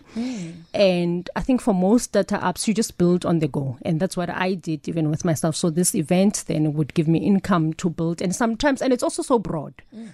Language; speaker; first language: English; non-native, local second language; Northern Sotho